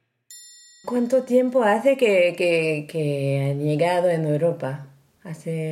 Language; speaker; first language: Spanish; non-native, learner; French